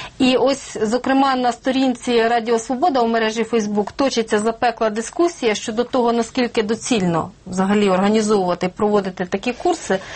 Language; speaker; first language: Ukrainian; native; Ukrainian